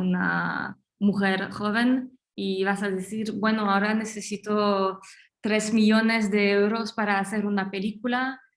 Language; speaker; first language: Spanish; non-native, fluent; French